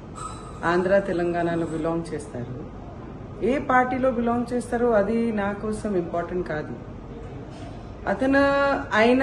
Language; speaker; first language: Telugu; non-native, fluent; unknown